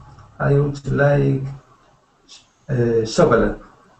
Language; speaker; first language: English; non-native, learner; Spanish